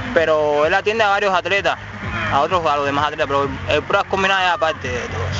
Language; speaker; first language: Spanish; native; Spanish